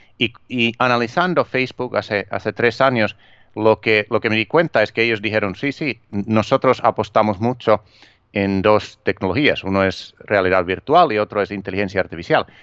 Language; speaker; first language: Spanish; non-native, fluent; Finnish